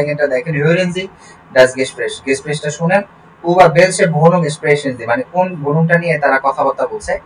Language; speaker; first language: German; non-native, learner; Bangla